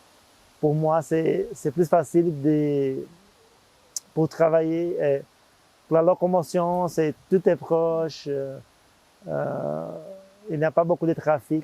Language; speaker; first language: French; non-native, fluent; Portuguese